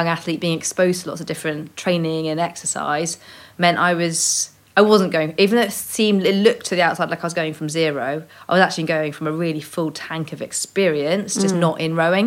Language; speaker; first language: English; native; English